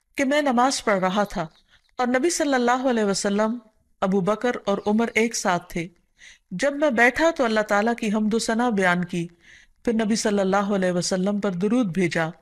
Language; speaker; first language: Urdu; native; Urdu